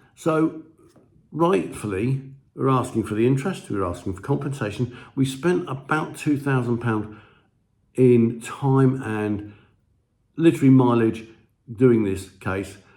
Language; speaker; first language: English; native; English